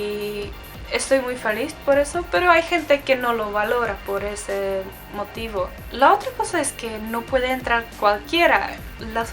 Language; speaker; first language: Spanish; non-native, fluent; Czech